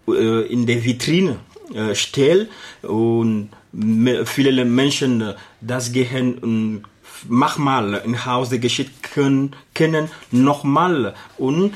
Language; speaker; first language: German; non-native, learner; Arabic